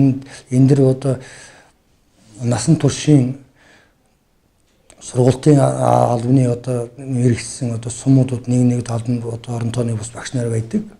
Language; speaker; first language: Mongolian; non-native, local second language; Kazakh